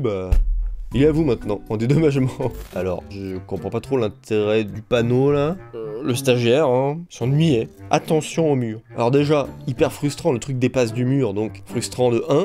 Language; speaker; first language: French; native; French